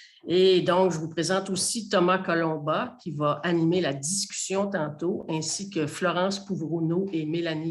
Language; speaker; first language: French; native; French